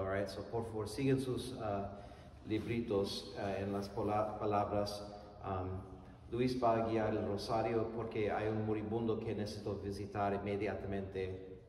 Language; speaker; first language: Spanish; non-native, fluent; English